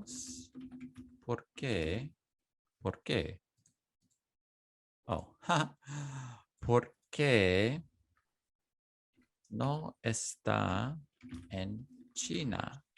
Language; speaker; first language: Spanish; non-native, learner; English